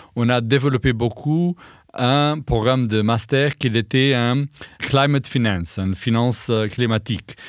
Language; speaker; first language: French; non-native, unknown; Portuguese